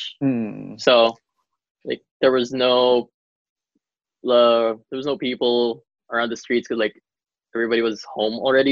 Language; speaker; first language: English; non-native, local second language; Cebuano